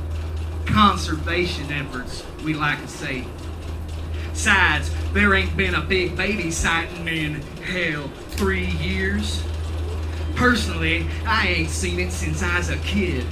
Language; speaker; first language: English; native; English